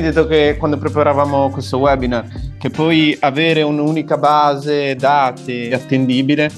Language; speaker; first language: Italian; native; Italian